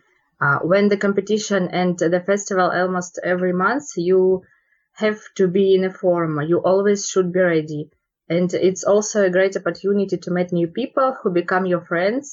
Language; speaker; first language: English; non-native, learner; Russian